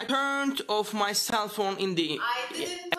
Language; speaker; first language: English; non-native, fluent; Turkish